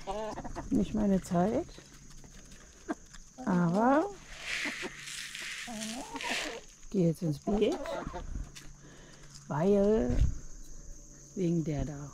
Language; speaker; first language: German; native; German